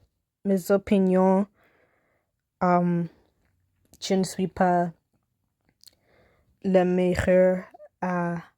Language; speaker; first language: French; non-native, learner; English